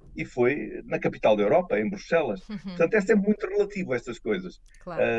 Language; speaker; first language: Portuguese; native; Portuguese